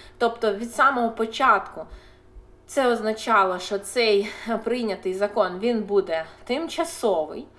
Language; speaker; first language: Ukrainian; non-native, local second language; Russian